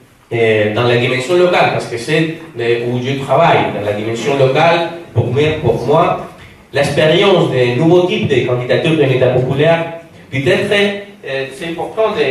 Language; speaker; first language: French; non-native, fluent; Spanish